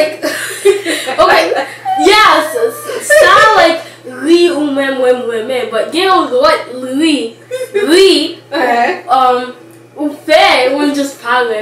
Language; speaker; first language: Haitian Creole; early bilingual, heritage; English